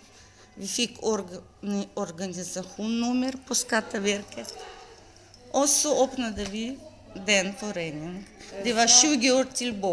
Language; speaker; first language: Swedish; non-native, learner; Russian